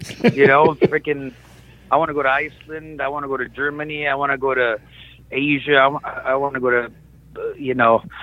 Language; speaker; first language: English; native; English